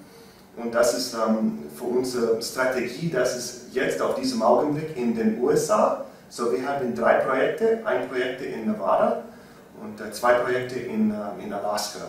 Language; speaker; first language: German; non-native, learner; English